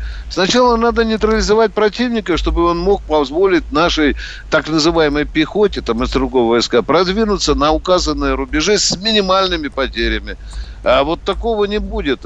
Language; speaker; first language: Russian; native; Russian